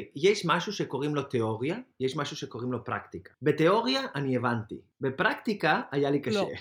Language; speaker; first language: Hebrew; non-native, fluent; Spanish